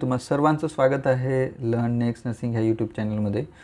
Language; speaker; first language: Hindi; non-native, local second language; Marathi